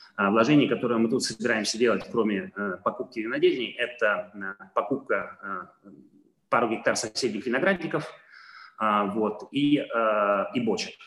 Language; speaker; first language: Russian; non-native, fluent; Italian